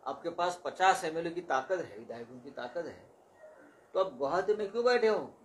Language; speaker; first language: Hindi; non-native, local second language; Marathi